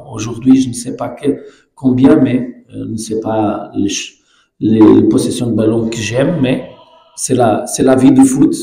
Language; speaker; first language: French; non-native, fluent; Portuguese